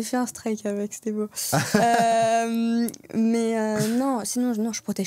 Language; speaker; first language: French; native; French